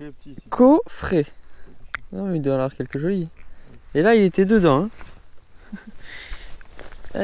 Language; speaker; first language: French; native; French